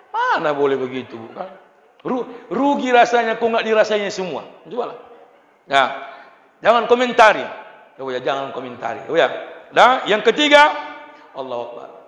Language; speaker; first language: Malay; non-native, local second language; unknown